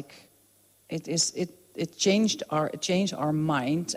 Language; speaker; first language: English; non-native, fluent; Dutch